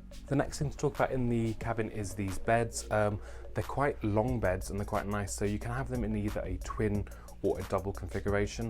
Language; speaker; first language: English; native; English